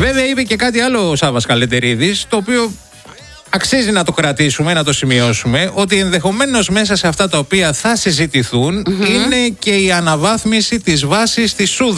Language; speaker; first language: Greek; native; Greek